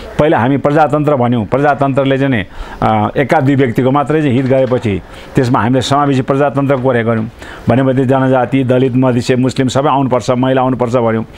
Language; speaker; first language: Nepali; non-native, local second language; Sherpa